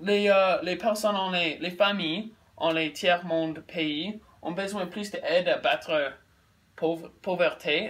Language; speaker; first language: French; non-native, learner; English